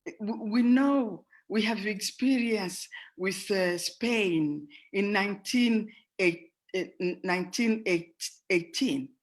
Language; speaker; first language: English; non-native, fluent; Rundi